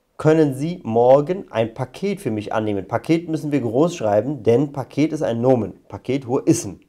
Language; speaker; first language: German; non-native, fluent; Arabic